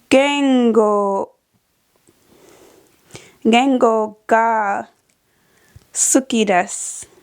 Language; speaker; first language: Japanese; non-native, learner; English